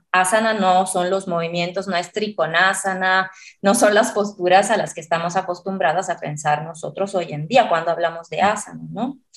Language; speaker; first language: Spanish; non-native, fluent; Italian